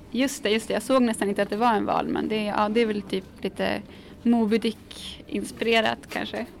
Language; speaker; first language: Swedish; native; Swedish